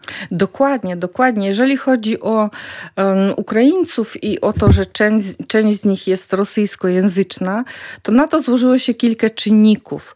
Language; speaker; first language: Polish; non-native, fluent; Ukrainian